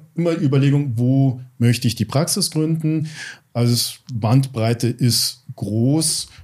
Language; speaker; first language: German; early bilingual, other home language; English